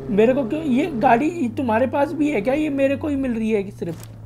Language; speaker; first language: Hindi; native; Hindi